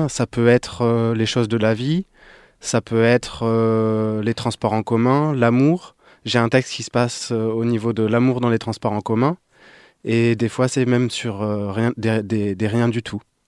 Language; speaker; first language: French; native; French